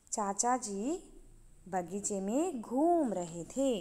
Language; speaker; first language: Hindi; non-native, local second language; Tamil